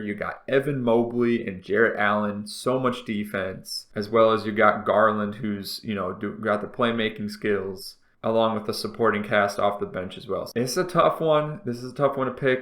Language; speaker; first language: English; native; English